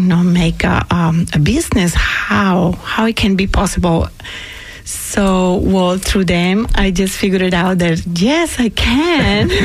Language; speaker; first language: English; non-native, learner; Spanish